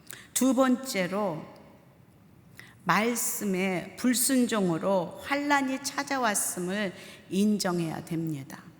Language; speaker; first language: Korean; native; Korean